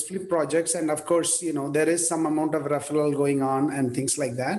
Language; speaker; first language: English; non-native, local second language; Tamil